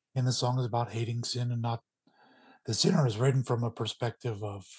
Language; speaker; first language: English; native; English